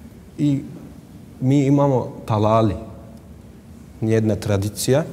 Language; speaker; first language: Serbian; non-native, learner; Turkish